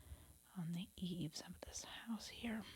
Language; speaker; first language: English; native; English